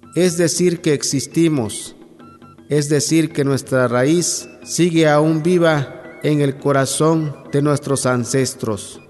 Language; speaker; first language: Spanish; non-native, local second language; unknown